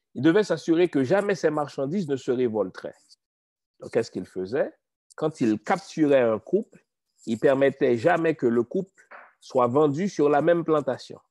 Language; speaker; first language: French; native; French